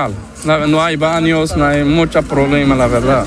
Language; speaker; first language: Spanish; non-native, learner; Arabic